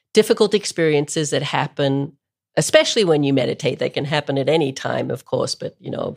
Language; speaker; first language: English; native; English